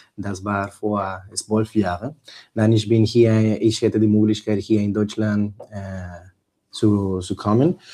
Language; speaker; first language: German; non-native, learner; Spanish